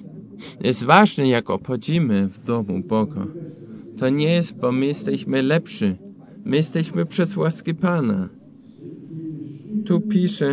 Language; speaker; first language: Polish; non-native, fluent; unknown